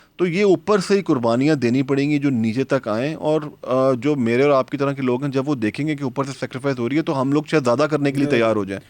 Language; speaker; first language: Urdu; native; Urdu